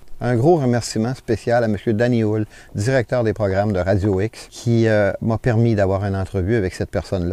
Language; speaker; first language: French; native; French